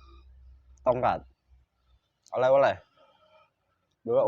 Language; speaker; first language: Indonesian; native; Indonesian